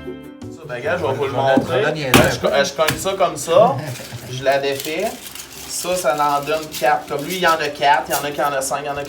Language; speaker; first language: French; native; French